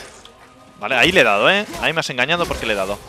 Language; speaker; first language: Spanish; native; Spanish